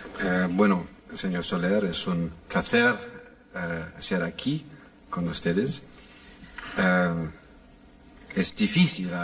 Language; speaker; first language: Spanish; non-native, fluent; English